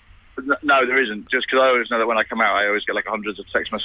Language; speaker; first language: English; native; English